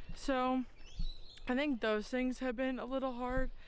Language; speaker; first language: English; native; English